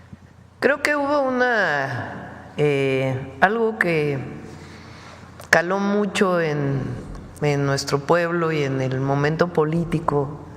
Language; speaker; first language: Spanish; native; Spanish